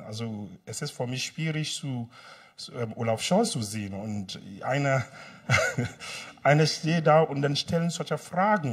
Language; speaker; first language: German; non-native, fluent; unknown